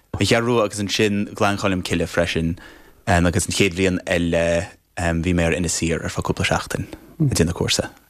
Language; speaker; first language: Irish; non-native, fluent; English